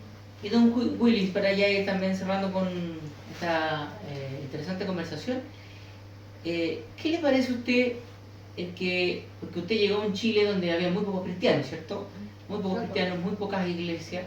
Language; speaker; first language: Spanish; native; Spanish